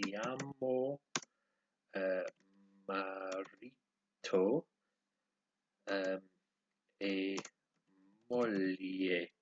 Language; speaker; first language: Italian; non-native, learner; English